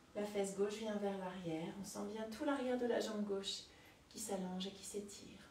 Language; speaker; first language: French; native; French